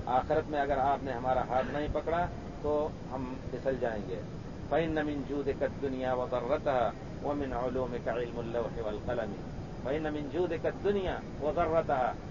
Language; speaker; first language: Urdu; native; Urdu